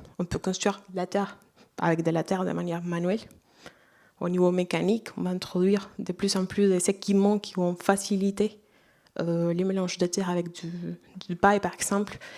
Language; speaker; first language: French; non-native, fluent; Spanish